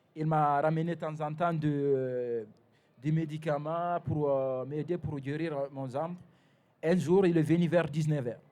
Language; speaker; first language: French; non-native, fluent; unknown